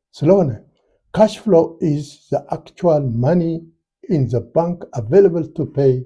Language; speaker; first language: English; non-native, local second language; Amharic